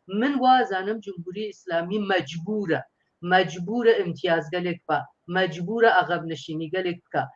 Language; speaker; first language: Central Kurdish; non-native, local second language; Persian